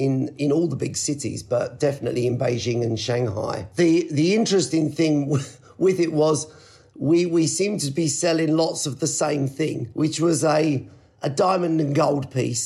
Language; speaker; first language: English; native; English